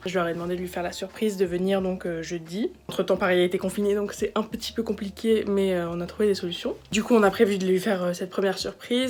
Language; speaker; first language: French; native; French